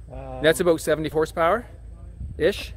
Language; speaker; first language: English; native; English